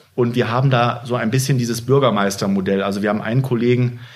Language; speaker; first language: German; native; German